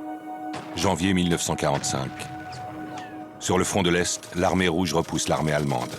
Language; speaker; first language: French; native; French